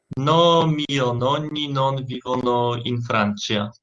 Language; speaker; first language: Italian; non-native, learner; Polish